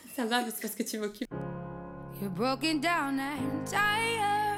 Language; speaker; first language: French; native; French